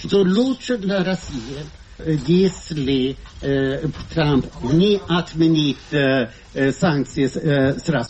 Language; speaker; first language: Russian; non-native, fluent; Swedish